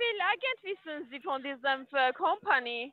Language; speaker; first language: German; non-native, learner; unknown